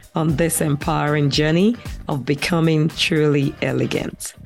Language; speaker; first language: English; non-native, local second language; Yoruba